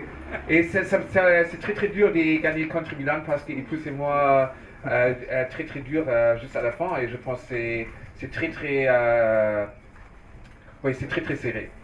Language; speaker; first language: French; non-native, learner; German